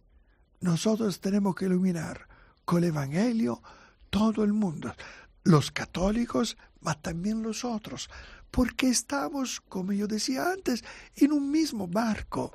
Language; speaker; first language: Spanish; non-native, fluent; Italian